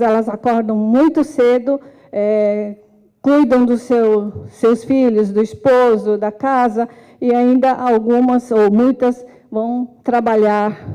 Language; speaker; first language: Portuguese; non-native, fluent; Japanese